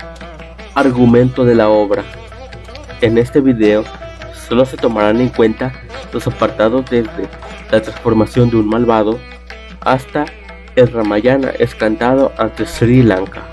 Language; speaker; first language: Spanish; native; Spanish